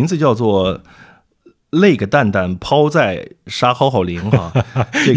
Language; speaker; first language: Chinese; native; Chinese